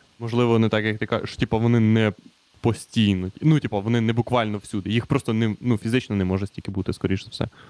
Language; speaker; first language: Ukrainian; native; Ukrainian